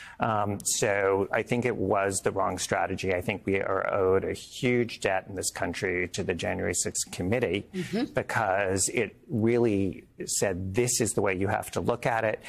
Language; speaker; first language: English; native; English